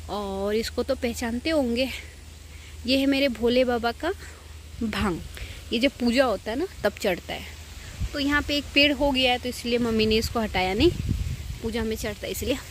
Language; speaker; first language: Hindi; non-native, local second language; Nepali